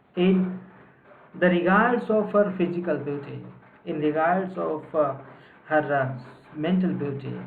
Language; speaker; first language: English; non-native, local second language; Marathi